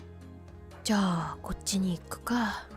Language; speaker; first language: Japanese; non-native, learner; Vietnamese